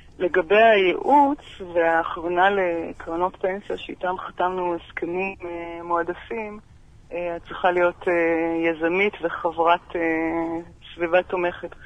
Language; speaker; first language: Hebrew; native; Hebrew